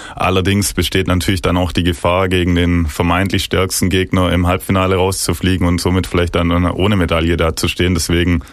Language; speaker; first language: German; native; German